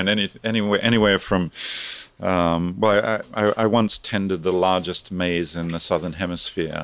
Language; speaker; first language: English; native; English